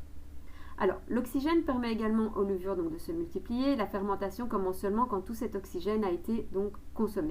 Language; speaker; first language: French; native; French